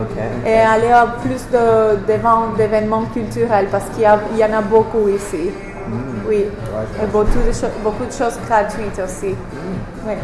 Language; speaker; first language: French; non-native, fluent; English